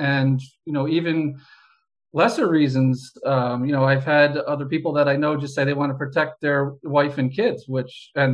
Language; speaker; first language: English; native; English